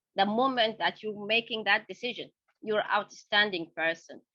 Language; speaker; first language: English; non-native, fluent; Arabic